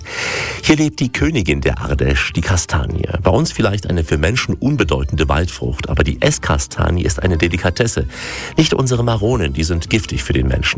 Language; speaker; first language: German; native; German